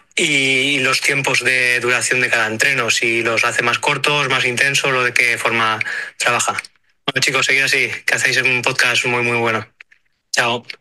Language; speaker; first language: Spanish; native; Spanish